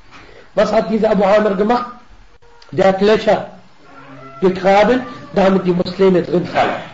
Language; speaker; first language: German; non-native, fluent; Arabic